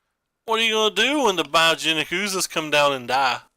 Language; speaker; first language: English; native; English